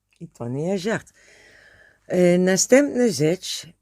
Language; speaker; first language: Polish; non-native, learner; Dutch